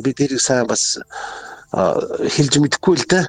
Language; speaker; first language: Mongolian; native; Mongolian